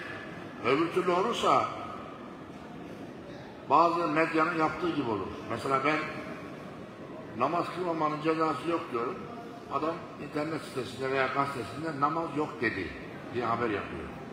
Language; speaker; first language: Turkish; native; Turkish